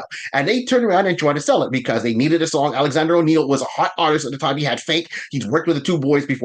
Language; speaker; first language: English; native; English